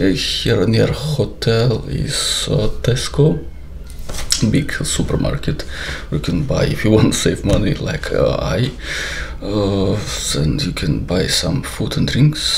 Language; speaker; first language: English; non-native, learner; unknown